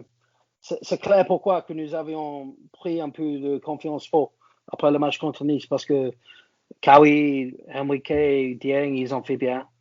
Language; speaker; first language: French; non-native, learner; English